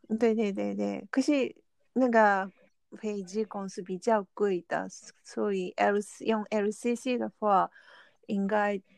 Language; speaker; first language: Chinese; non-native, learner; Vietnamese